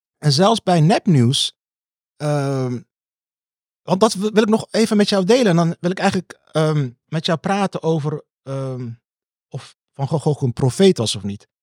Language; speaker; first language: Dutch; early bilingual, other home language; Turkish